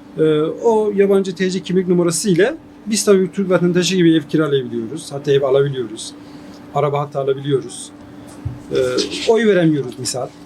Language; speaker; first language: Turkish; non-native, fluent; Persian